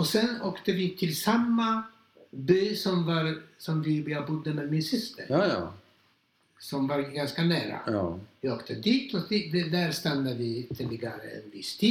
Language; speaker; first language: Swedish; non-native, fluent; Polish